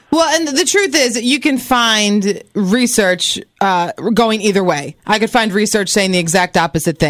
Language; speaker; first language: English; native; English